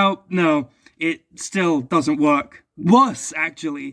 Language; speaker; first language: English; native; English